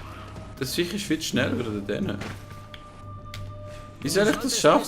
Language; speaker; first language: German; native; German